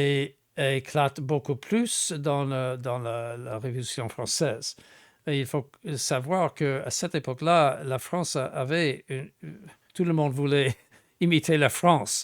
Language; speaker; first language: French; non-native, fluent; English